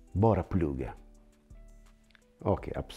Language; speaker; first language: Swedish; non-native, learner; Persian